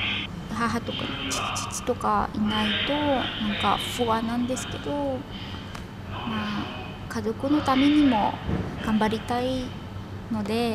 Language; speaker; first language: Japanese; non-native, fluent; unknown